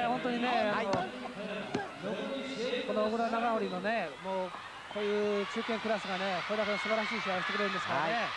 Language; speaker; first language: Japanese; native; Japanese